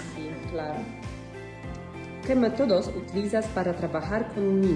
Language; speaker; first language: Spanish; non-native, learner; Polish